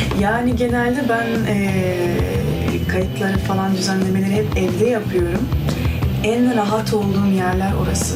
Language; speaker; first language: Turkish; early bilingual, heritage; Turkish